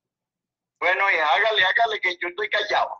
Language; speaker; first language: Spanish; native; Spanish